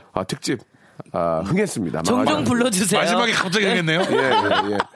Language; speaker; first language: Korean; native; Korean